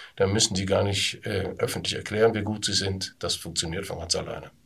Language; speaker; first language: German; native; German